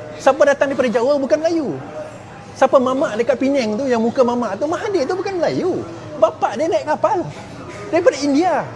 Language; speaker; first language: Malay; non-native, local second language; Chinese